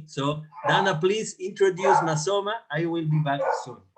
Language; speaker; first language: English; non-native, fluent; Spanish